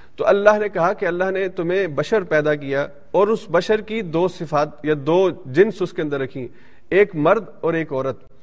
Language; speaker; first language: Urdu; early bilingual, heritage; Urdu